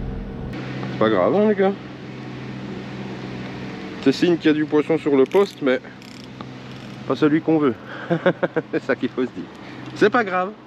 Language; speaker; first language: French; native; French